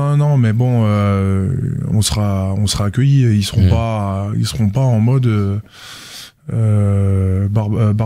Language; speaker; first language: French; native; French